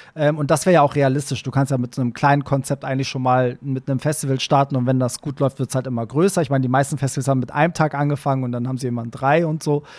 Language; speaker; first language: German; native; German